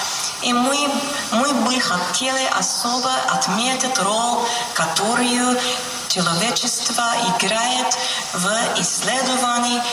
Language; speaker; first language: Russian; non-native, learner; English